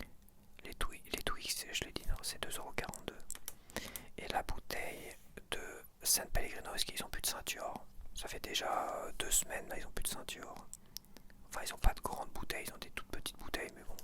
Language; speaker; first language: French; native; French